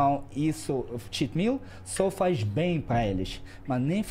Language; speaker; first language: Portuguese; non-native, learner; Russian